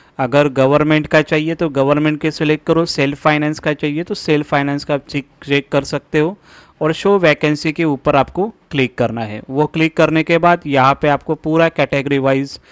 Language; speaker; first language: Hindi; non-native, local second language; Marathi